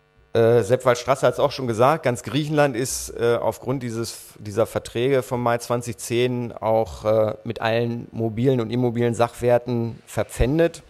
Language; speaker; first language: German; native; German